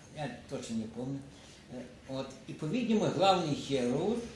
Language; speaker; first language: Russian; non-native, local second language; Ukrainian